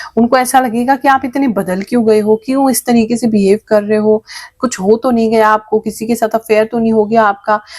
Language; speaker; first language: Hindi; native; Hindi